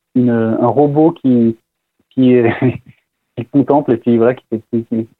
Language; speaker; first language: French; native; French